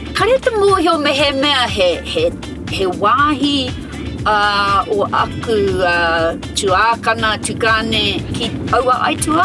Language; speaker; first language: Māori; non-native, local second language; English